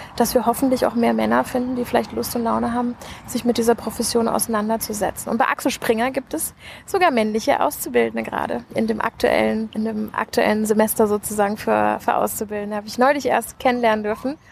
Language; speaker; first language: German; native; German